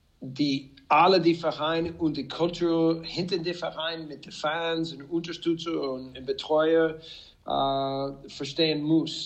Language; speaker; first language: German; non-native, fluent; English